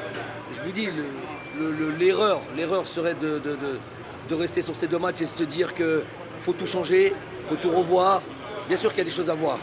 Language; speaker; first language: French; native; French